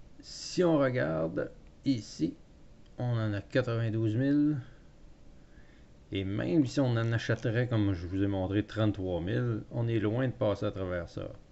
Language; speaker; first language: French; native; French